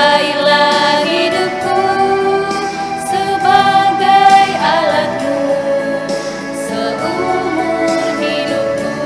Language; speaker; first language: Indonesian; native; Indonesian